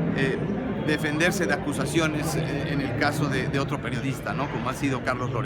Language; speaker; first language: Spanish; native; Spanish